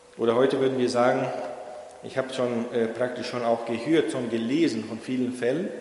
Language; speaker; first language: German; non-native, fluent; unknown